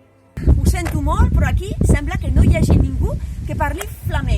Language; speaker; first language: Catalan; non-native, fluent; French